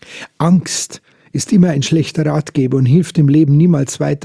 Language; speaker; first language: German; native; German